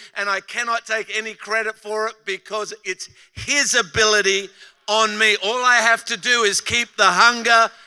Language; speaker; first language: English; native; English